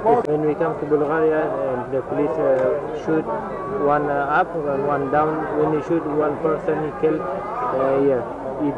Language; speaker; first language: English; non-native, learner; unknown